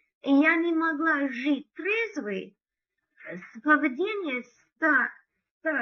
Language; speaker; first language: Russian; non-native, learner; English